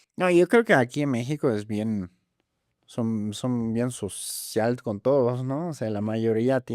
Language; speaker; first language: Spanish; non-native, fluent; German